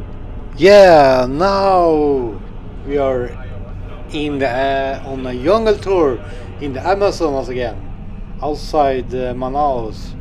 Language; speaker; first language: English; non-native, fluent; Swedish